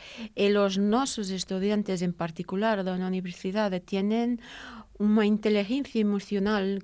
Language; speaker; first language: Spanish; non-native, fluent; Portuguese